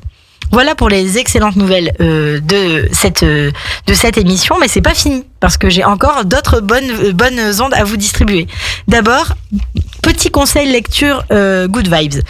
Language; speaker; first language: French; native; French